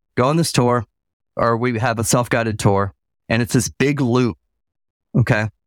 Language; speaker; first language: English; native; English